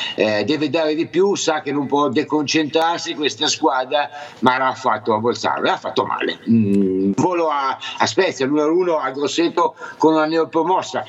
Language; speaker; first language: Italian; native; Italian